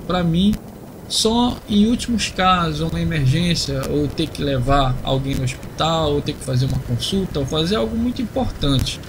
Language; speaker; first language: Portuguese; native; Portuguese